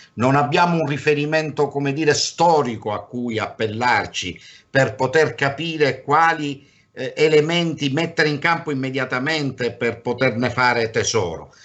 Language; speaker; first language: Italian; native; Italian